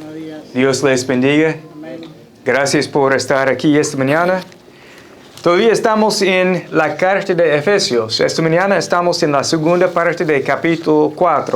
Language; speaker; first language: Spanish; non-native, fluent; English